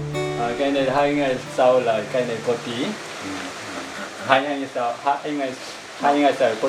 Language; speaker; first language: Vietnamese; non-native, learner; Korean